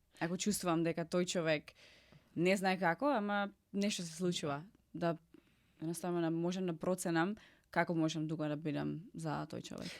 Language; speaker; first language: Macedonian; non-native, fluent; Czech